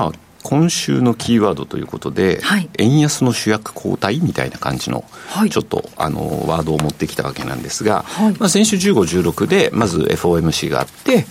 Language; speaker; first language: Japanese; native; Japanese